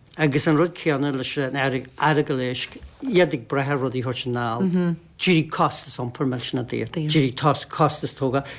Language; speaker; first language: Irish; native; Irish